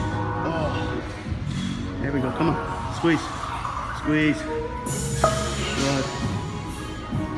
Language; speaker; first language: English; native; English